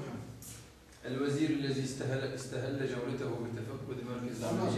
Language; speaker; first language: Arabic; non-native, fluent; Turkish